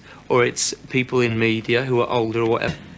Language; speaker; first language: English; native; English